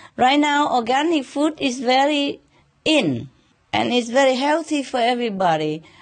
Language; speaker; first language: English; non-native, fluent; Vietnamese